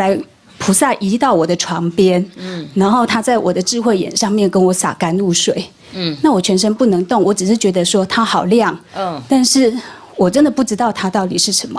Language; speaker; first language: Chinese; native; Chinese